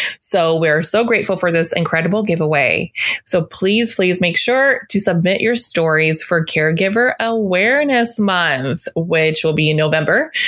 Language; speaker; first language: English; native; English